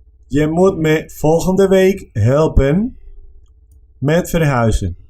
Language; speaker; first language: Dutch; non-native, learner; Spanish